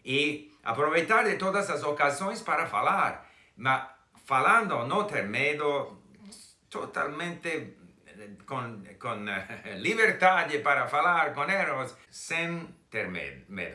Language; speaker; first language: Portuguese; non-native, fluent; English